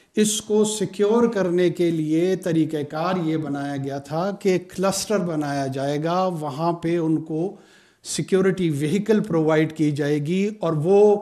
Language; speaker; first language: Urdu; non-native, local second language; Pashto